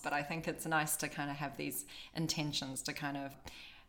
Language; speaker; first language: English; native; English